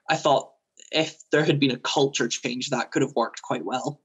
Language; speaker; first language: English; native; English